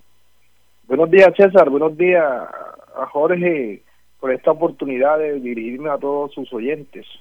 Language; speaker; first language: Spanish; native; Spanish